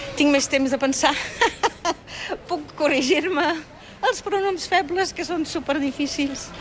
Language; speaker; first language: Catalan; non-native, fluent; German